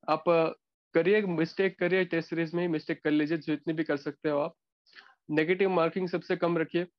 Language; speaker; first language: Hindi; non-native, local second language; Gujarati